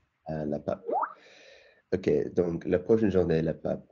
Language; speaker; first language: French; non-native, learner; English